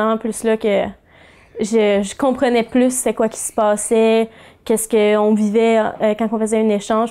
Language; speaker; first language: French; native; French